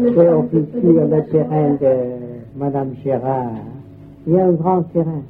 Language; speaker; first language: French; non-native, learner; Vietnamese